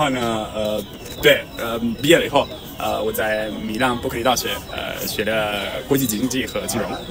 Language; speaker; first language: Chinese; non-native, fluent; Italian